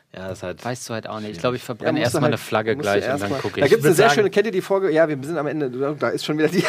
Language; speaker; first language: German; native; German